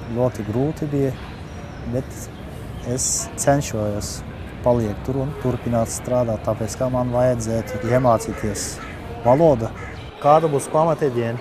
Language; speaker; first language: Latvian; non-native, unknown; Turkish